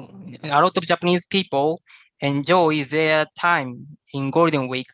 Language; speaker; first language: English; non-native, learner; Japanese